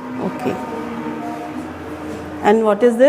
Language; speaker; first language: English; non-native, local second language; Hindi